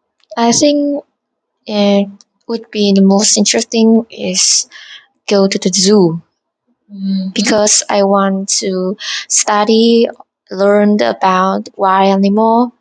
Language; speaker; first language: English; non-native, learner; Vietnamese